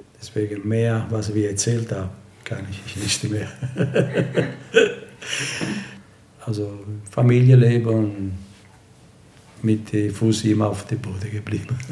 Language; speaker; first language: German; non-native, learner; Italian